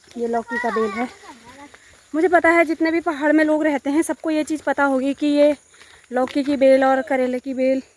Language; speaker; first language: Hindi; non-native, local second language; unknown